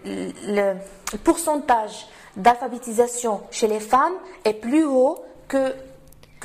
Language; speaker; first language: French; non-native, local second language; Arabic